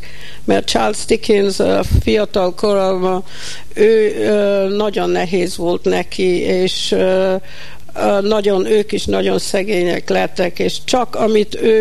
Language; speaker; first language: Hungarian; early bilingual, heritage; Hungarian